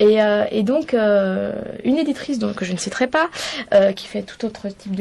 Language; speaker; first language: French; native; French